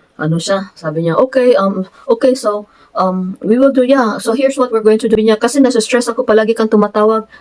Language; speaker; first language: Filipino; non-native, local second language; Cebuano